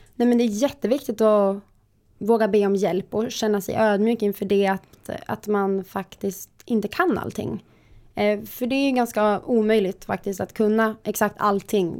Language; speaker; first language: Swedish; native; Swedish